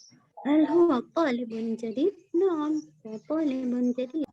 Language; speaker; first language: Arabic; non-native, learner; Indonesian